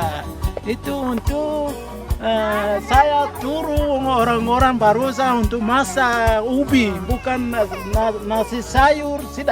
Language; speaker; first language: Indonesian; non-native, local second language; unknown